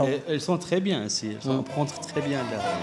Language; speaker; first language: French; non-native, learner; Arabic